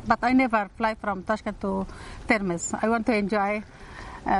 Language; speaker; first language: English; non-native, learner; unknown